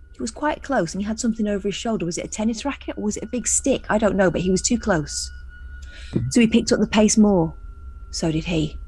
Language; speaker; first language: English; native; English